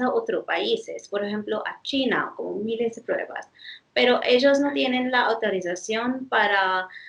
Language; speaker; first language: Spanish; non-native, fluent; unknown